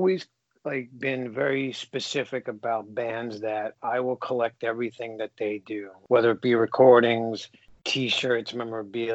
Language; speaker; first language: English; native; English